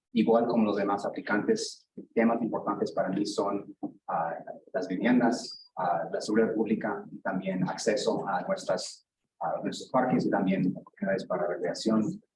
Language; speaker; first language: Spanish; non-native, learner; English